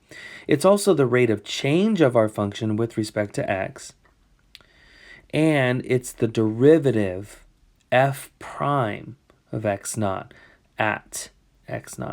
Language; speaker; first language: English; native; English